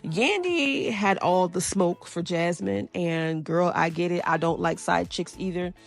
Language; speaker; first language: English; native; English